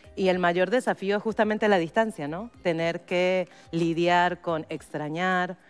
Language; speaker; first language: Spanish; native; Spanish